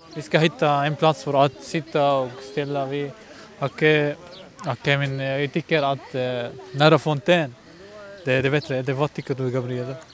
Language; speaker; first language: Swedish; non-native, learner; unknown